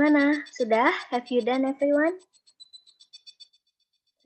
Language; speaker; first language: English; non-native, learner; Indonesian